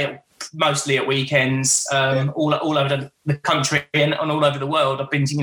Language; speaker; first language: English; native; English